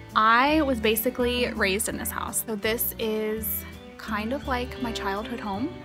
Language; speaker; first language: English; native; English